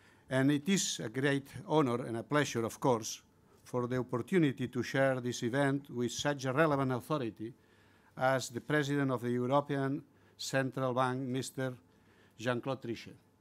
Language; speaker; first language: English; non-native, fluent; Catalan